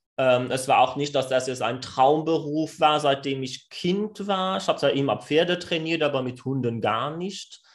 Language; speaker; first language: German; non-native, fluent; French